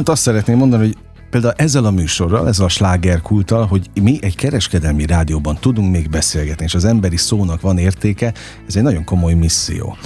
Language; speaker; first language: Hungarian; native; Hungarian